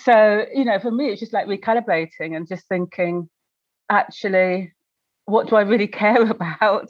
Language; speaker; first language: English; native; English